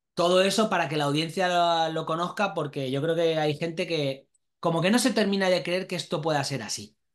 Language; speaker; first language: Spanish; native; Spanish